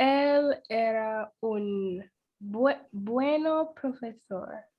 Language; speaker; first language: Spanish; non-native, learner; English